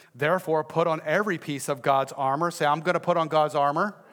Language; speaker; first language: English; native; English